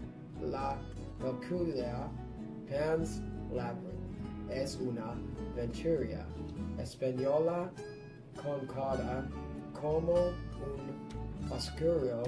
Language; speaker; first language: Spanish; non-native, learner; English